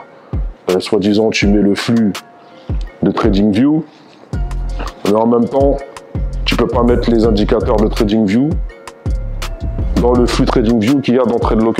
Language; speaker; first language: French; native; French